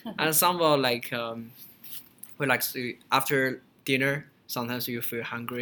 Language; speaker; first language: English; non-native, learner; Chinese